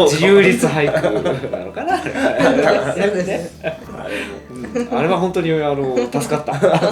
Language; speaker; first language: Japanese; native; Japanese